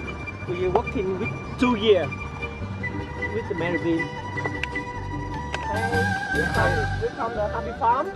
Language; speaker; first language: English; non-native, learner; Vietnamese